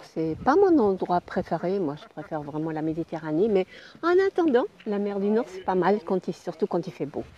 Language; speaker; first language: French; non-native, fluent; German